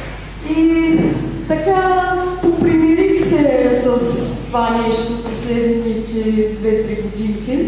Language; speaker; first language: Bulgarian; native; Bulgarian